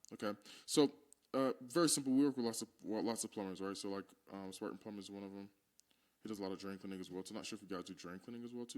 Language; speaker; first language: English; native; English